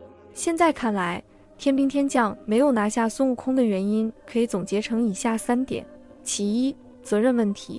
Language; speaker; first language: Chinese; native; Chinese